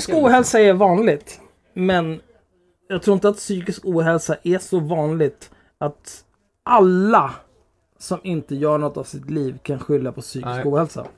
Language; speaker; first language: Swedish; native; Swedish